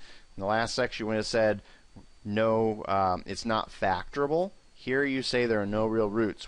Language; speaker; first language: English; native; English